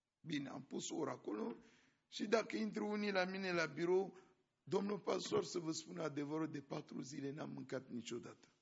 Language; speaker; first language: Romanian; non-native, fluent; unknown